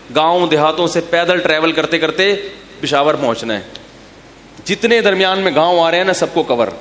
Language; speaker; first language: Urdu; native; Urdu